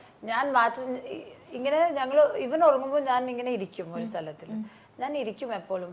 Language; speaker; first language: Malayalam; non-native, learner; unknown